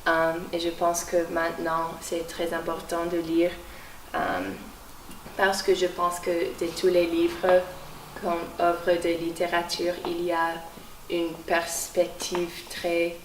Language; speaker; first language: French; non-native, learner; English